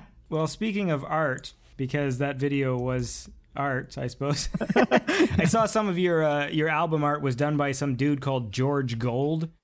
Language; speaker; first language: English; native; English